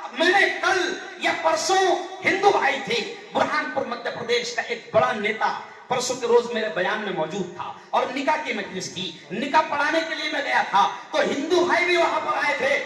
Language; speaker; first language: Urdu; native; Urdu